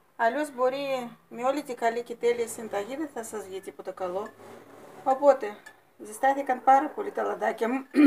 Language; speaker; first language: Greek; non-native, fluent; Russian